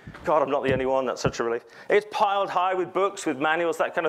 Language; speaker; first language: English; native; English